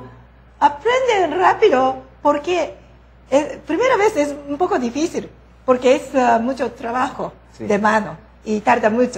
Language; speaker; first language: Spanish; non-native, learner; Japanese